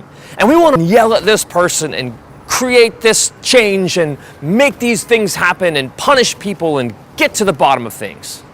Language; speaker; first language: English; native; English